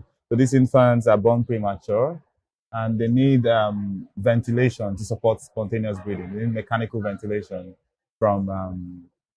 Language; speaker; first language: English; non-native, local second language; Igbo